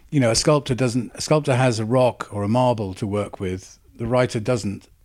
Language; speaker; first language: English; native; English